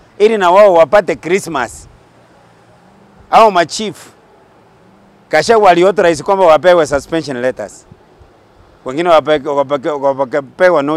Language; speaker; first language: Swahili; non-native, local second language; Gusii